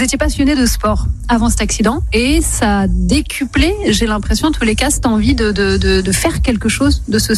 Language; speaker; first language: French; native; French